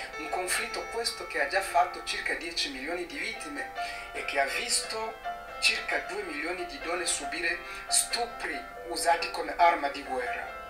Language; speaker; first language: Italian; non-native, fluent; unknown